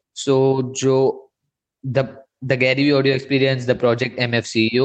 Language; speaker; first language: Hindi; native; Hindi